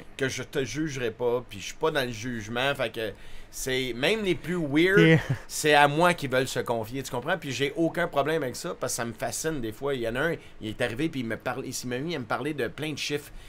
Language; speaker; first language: French; native; French